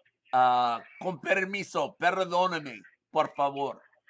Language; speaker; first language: Spanish; non-native, learner; English